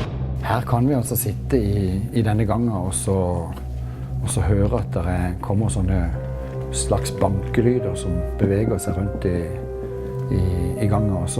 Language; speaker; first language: Norwegian; native; Norwegian